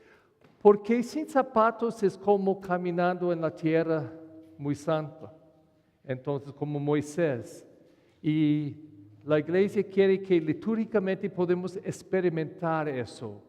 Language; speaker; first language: Spanish; non-native, fluent; English